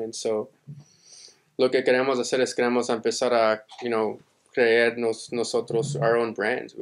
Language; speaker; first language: Spanish; early bilingual, heritage; Spanish